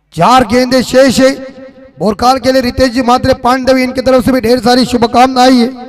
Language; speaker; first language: Hindi; non-native, local second language; Marathi